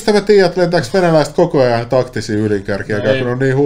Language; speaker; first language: Finnish; native; Finnish